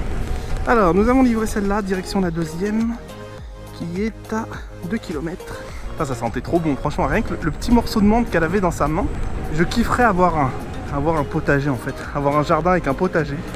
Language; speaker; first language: French; native; French